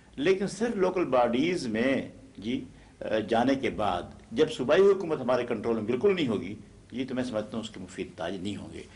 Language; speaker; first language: Urdu; non-native, local second language; Pashto